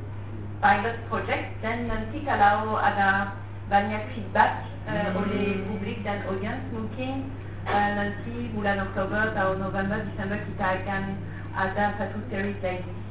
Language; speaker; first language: Indonesian; non-native, fluent; French